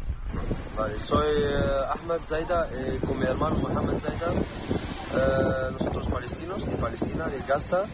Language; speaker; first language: Spanish; non-native, learner; Arabic